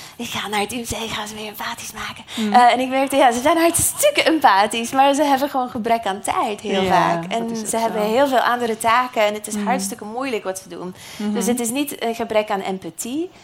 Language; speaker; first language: Dutch; non-native, fluent; English